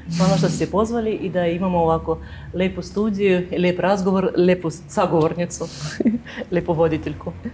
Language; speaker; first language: Serbian; non-native, fluent; Russian